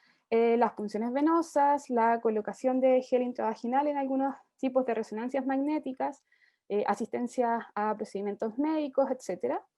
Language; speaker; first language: Spanish; native; Spanish